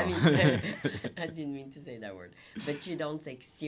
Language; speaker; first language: English; non-native, fluent; French